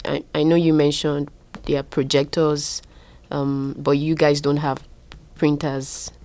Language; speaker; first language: English; non-native, local second language; Yoruba